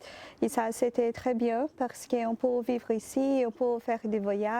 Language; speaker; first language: French; non-native, learner; Portuguese